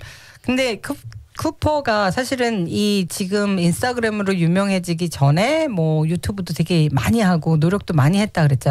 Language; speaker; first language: Korean; native; Korean